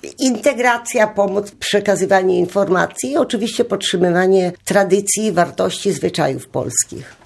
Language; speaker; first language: Polish; native; Polish